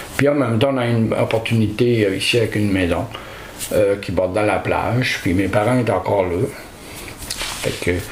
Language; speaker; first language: French; native; French